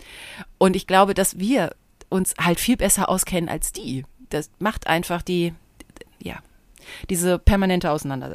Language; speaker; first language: German; native; German